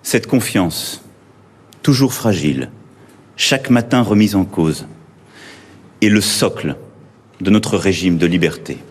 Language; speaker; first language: French; native; French